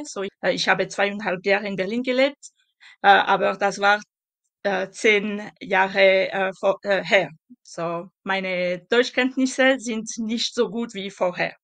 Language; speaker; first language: German; non-native, local second language; French